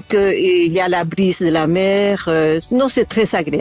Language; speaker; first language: French; non-native, fluent; Spanish